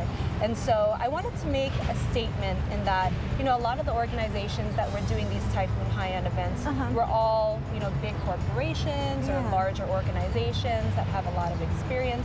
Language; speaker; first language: English; early bilingual, other home language; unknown